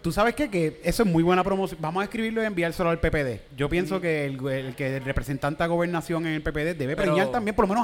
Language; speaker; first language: Spanish; native; Spanish